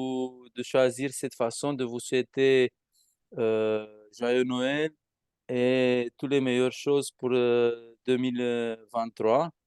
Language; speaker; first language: French; non-native, fluent; Romanian